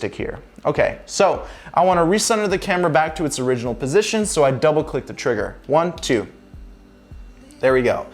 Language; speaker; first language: English; native; English